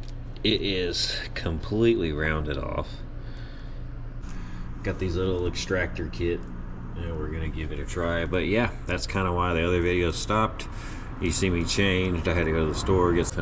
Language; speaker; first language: English; native; English